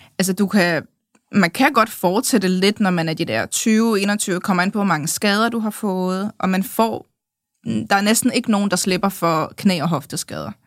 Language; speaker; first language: Danish; early bilingual, other home language; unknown